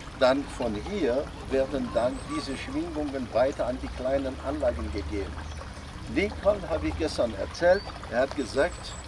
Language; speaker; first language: German; non-native, learner; Arabic